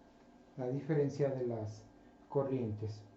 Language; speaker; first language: Spanish; native; Spanish